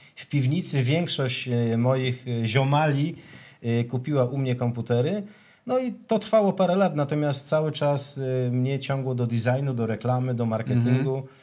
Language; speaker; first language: Polish; native; Polish